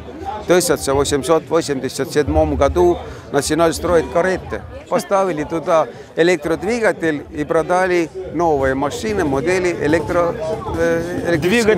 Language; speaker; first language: Russian; non-native, fluent; Estonian